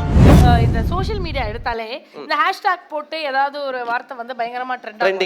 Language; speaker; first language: Tamil; native; Tamil